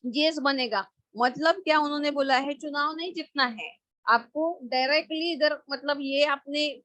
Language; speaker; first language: Hindi; non-native, local second language; Marathi